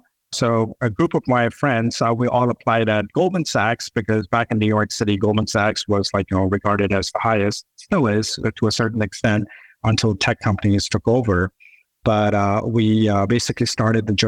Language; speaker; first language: English; non-native, local second language; Urdu